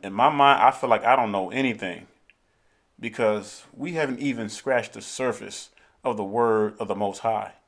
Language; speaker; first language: English; native; English